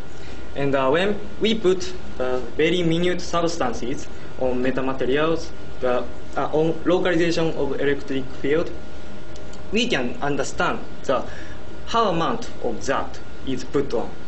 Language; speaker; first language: English; non-native, learner; Japanese